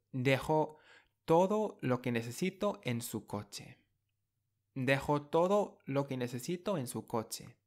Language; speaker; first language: Spanish; non-native, fluent; English